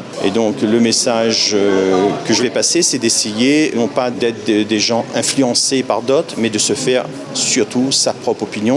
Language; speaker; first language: French; native; French